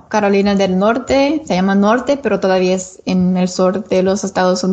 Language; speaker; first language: Spanish; non-native, learner; English